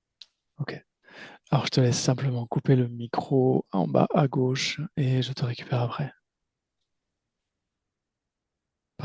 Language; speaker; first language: French; native; French